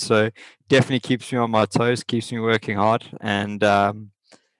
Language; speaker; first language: English; native; English